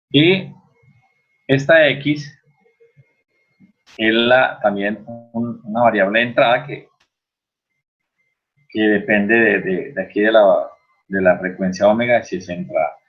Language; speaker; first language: Spanish; native; Spanish